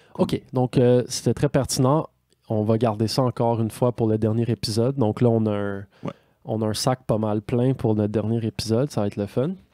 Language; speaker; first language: French; native; French